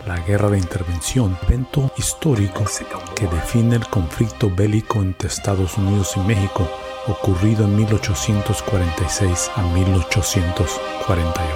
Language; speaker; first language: Spanish; native; Spanish